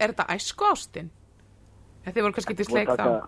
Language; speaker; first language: Icelandic; native; Icelandic